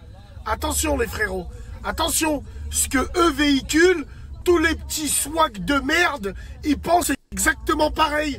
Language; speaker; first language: French; native; French